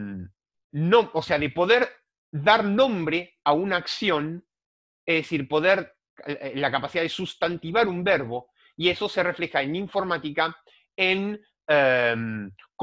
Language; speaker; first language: Spanish; native; Spanish